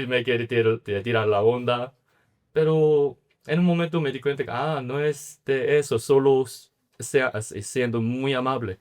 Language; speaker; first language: Spanish; non-native, learner; Korean